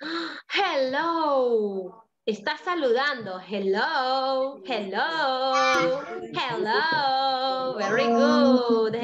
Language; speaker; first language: English; non-native, learner; Spanish